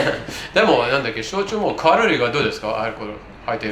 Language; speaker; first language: Japanese; non-native, learner; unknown